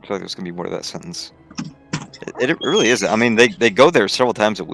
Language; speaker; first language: English; native; English